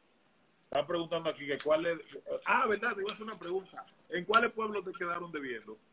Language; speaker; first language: Spanish; native; Spanish